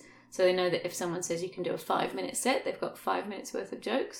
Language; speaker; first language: English; native; English